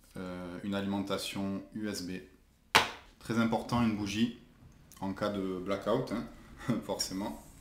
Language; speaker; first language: French; native; French